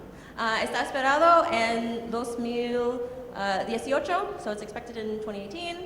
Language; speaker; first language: Spanish; non-native, learner; English